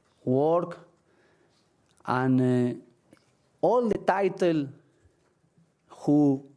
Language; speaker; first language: English; non-native, learner; Spanish